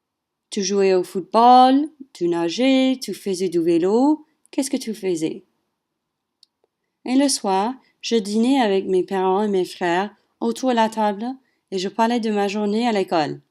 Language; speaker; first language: French; non-native, learner; English